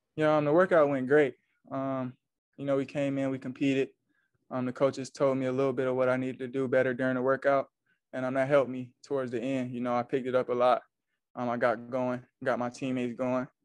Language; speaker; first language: English; native; English